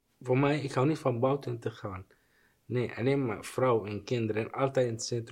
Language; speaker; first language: Dutch; non-native, learner; Arabic